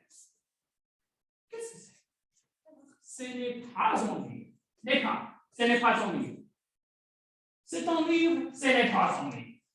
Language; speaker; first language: French; non-native, fluent; English